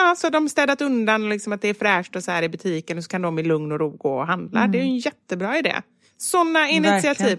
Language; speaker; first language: Swedish; native; Swedish